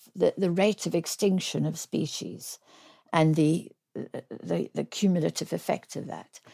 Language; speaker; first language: English; native; English